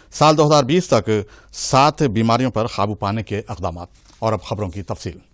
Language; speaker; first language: Urdu; native; Urdu